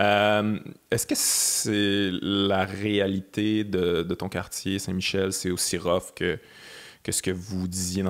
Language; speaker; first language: French; native; French